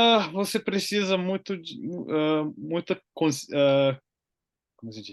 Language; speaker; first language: Portuguese; non-native, learner; Finnish